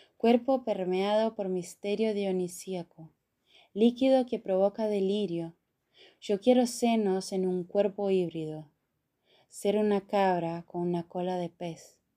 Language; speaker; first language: Spanish; non-native, fluent; Portuguese